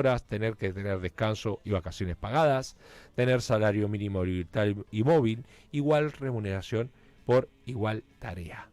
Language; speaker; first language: Spanish; native; Spanish